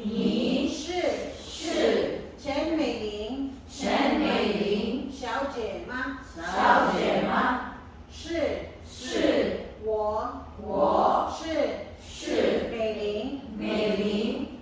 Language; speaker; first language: Chinese; non-native, fluent; Filipino